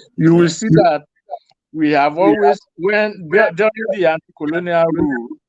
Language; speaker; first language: English; non-native, local second language; Yoruba